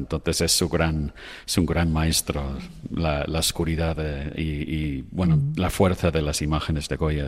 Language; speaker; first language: Spanish; non-native, fluent; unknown